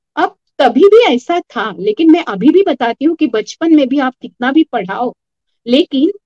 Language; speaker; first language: Hindi; non-native, local second language; Marathi